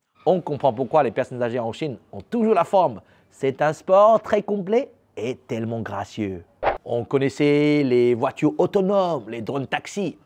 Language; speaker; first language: French; native; French